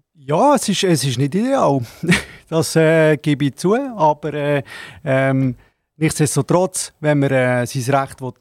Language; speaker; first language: German; native; German